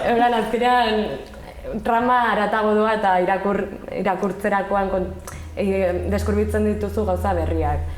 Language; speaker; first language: Basque; non-native, local second language; Spanish